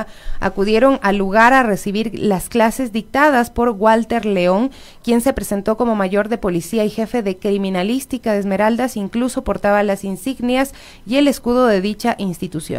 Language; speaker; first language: Spanish; native; Spanish